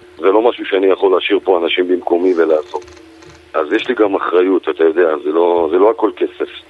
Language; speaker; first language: Hebrew; native; Hebrew